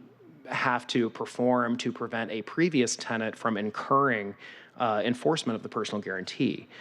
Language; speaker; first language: English; native; English